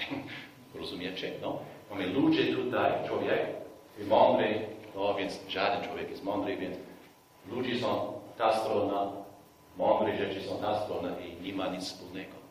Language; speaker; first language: Polish; non-native, fluent; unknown